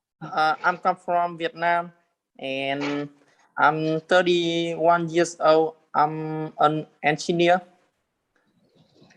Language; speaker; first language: English; non-native, learner; Vietnamese